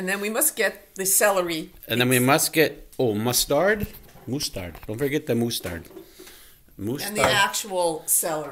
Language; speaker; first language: English; native; English